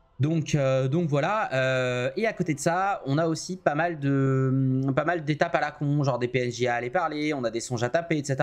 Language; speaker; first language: French; native; French